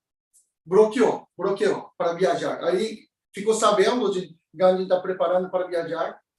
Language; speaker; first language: Portuguese; non-native, learner; Japanese